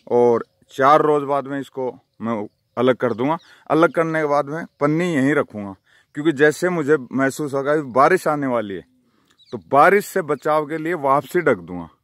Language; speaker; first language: Hindi; native; Hindi